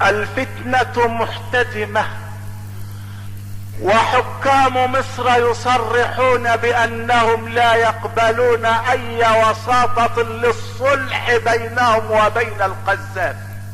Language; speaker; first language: Arabic; native; Arabic